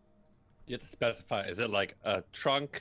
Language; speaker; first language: English; native; English